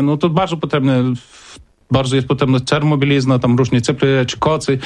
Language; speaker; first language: Polish; non-native, learner; Ukrainian